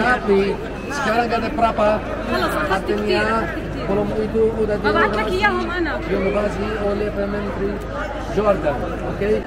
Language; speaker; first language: Indonesian; non-native, learner; Arabic